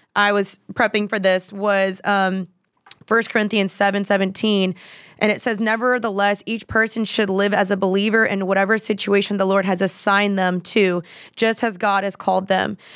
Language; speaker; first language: English; native; English